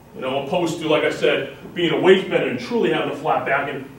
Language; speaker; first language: English; native; English